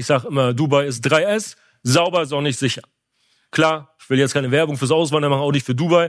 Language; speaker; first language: German; native; German